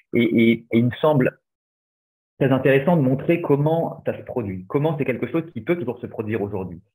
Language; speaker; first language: French; native; French